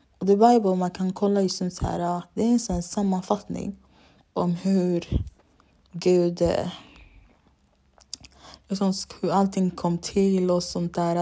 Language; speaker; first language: Swedish; early bilingual, other home language; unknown